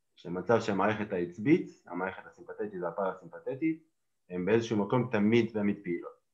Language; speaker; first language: Hebrew; native; Hebrew